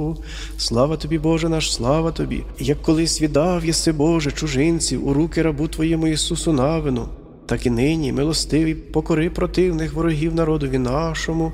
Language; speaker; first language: Ukrainian; native; Ukrainian